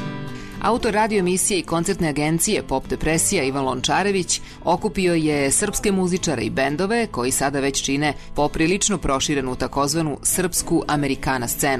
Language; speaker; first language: Serbian; native; Serbian